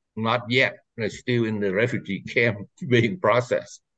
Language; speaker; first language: English; non-native, fluent; Vietnamese